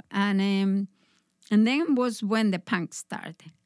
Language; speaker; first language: English; non-native, fluent; Spanish